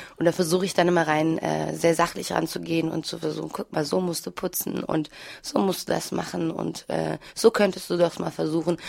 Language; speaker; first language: German; early bilingual, other home language; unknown